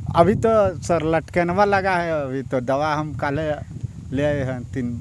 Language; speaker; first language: Hindi; non-native, local second language; Bhojpuri